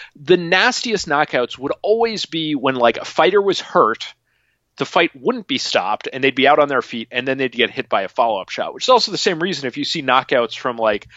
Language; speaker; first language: English; native; English